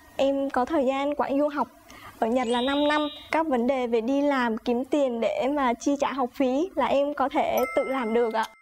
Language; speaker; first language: Vietnamese; native; Vietnamese